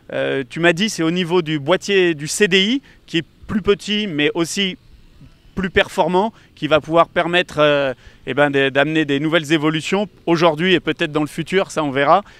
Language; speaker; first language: French; native; French